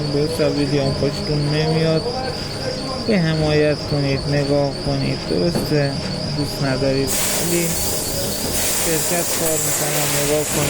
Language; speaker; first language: Persian; native; Persian